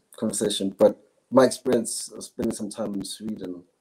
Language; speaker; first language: English; non-native, local second language; Zulu